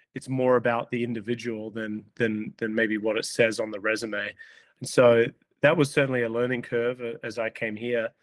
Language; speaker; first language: English; native; English